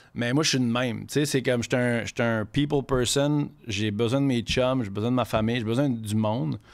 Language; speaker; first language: French; native; French